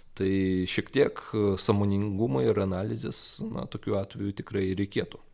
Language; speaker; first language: Lithuanian; non-native, local second language; Russian